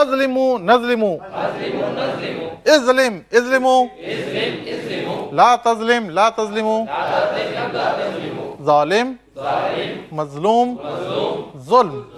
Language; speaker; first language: Arabic; non-native, fluent; Urdu